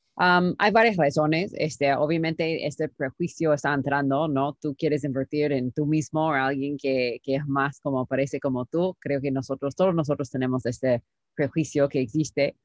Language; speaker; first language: Spanish; non-native, fluent; English